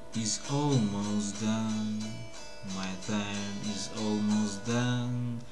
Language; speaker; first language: English; non-native, learner; Russian